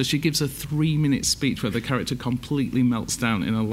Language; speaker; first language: English; native; English